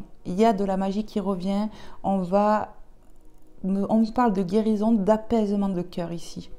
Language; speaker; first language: French; native; French